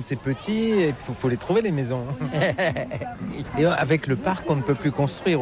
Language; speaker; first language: French; native; French